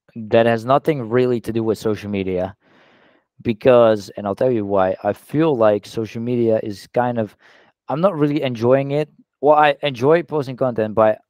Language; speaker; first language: English; non-native, fluent; Dutch